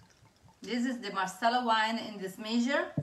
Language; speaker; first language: English; non-native, fluent; Italian